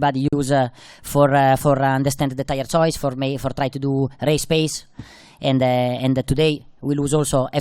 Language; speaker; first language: English; non-native, fluent; Italian